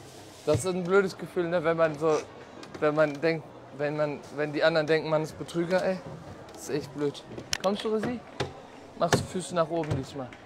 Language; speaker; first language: German; non-native, fluent; Turkish